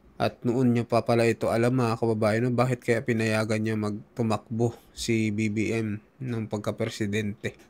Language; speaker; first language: Filipino; native; Filipino